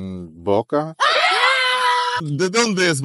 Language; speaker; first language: Spanish; non-native, learner; Russian